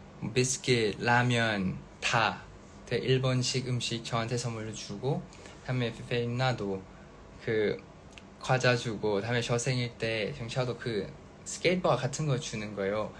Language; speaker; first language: Korean; non-native, fluent; Thai